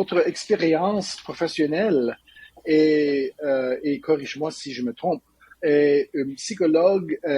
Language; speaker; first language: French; non-native, learner; English